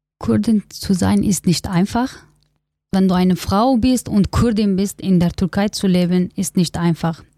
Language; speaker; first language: German; non-native, learner; Kurdish